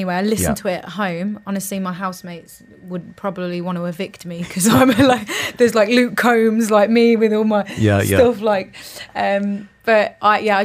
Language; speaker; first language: English; native; English